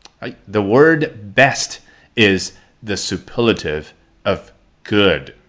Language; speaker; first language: English; non-native, fluent; Chinese